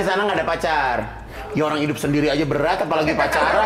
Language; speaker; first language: Indonesian; native; Indonesian